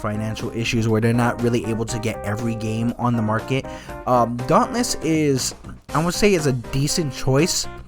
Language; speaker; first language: English; native; English